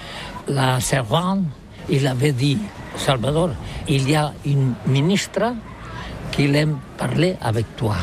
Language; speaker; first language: French; non-native, learner; Catalan